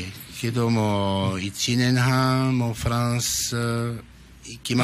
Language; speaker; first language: Japanese; non-native, learner; English